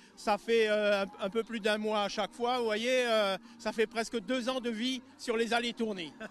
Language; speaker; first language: French; native; French